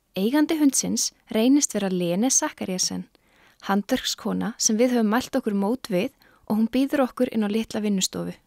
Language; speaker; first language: Icelandic; native; Icelandic